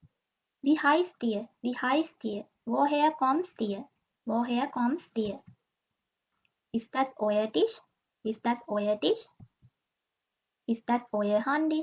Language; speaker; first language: German; non-native, learner; Sinhala